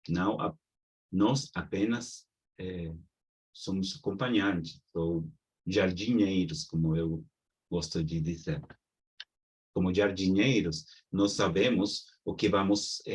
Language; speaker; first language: Portuguese; non-native, fluent; Spanish